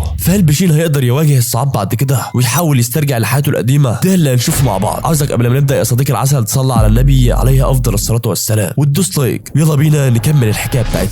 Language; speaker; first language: Arabic; native; Arabic